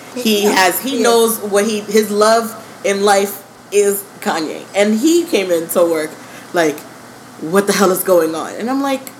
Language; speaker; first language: English; native; English